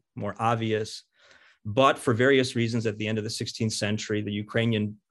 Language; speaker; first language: English; early bilingual, other home language; Ukrainian